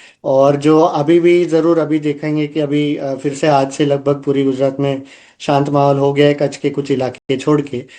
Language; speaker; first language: Hindi; non-native, local second language; Gujarati